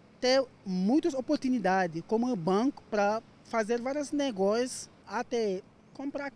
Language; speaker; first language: Portuguese; non-native, learner; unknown